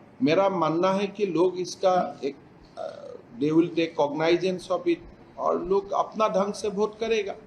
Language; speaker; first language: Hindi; non-native, local second language; Assamese